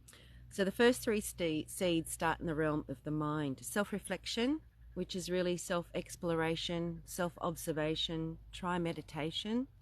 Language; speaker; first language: English; native; English